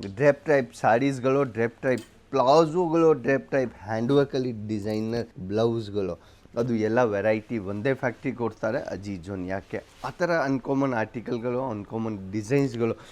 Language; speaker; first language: Kannada; non-native, local second language; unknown